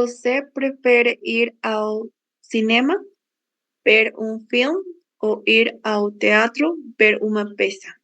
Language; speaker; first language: Portuguese; non-native, learner; Spanish